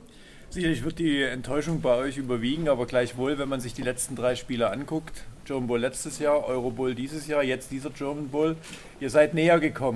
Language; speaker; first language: German; native; German